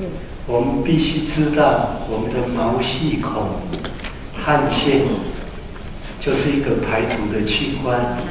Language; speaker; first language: Chinese; native; Chinese